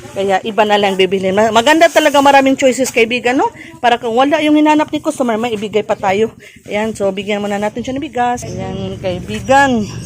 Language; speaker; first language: Filipino; non-native, local second language; Cebuano